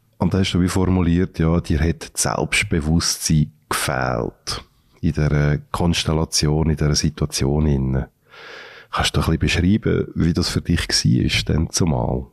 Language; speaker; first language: German; native; German